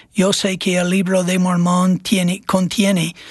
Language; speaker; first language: Spanish; non-native, fluent; English